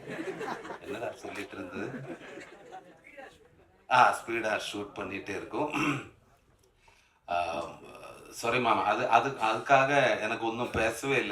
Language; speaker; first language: Tamil; non-native, learner; Malayalam